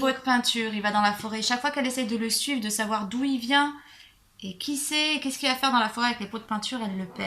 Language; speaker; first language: French; native; French